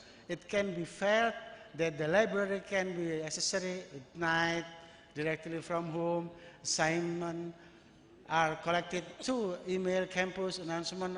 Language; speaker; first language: English; non-native, learner; Indonesian